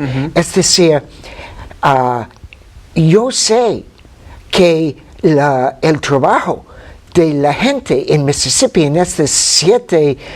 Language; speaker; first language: Spanish; non-native, fluent; English